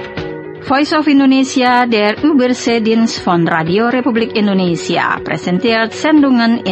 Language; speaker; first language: German; non-native, fluent; Indonesian